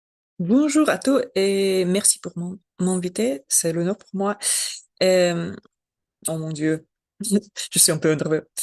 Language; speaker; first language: French; non-native, learner; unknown